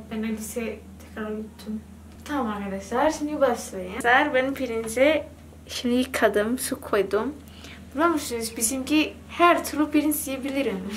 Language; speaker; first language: Turkish; non-native, learner; Indonesian